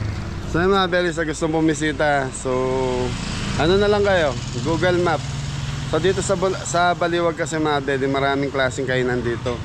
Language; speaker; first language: Filipino; native; Filipino